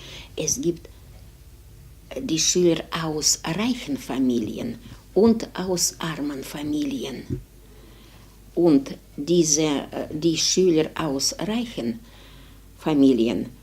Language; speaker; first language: German; non-native, learner; Ukrainian